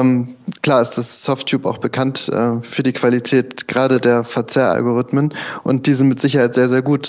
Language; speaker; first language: German; native; German